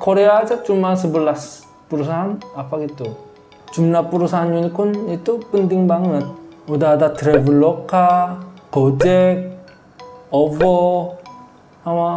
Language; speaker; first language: Indonesian; non-native, fluent; Korean